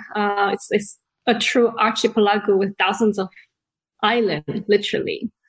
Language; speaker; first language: English; early bilingual, other home language; Indonesian